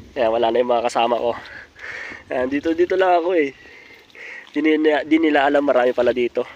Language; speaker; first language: Filipino; non-native, local second language; Iloko